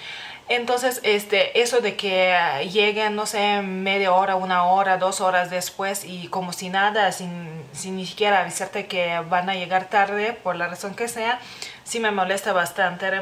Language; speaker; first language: Spanish; non-native, fluent; Lithuanian